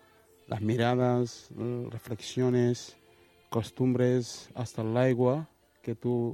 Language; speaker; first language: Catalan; early bilingual, other home language; Wolof